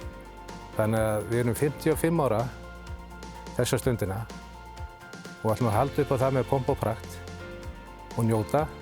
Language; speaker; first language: Icelandic; native; Icelandic